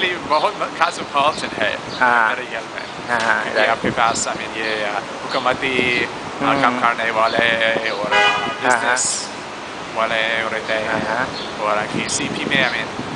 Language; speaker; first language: Hindi; non-native, learner; English